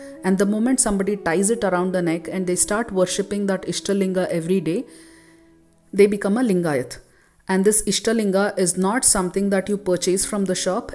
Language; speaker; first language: English; non-native, local second language; Kannada